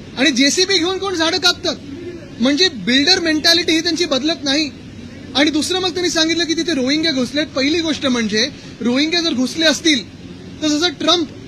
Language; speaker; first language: Marathi; native; Marathi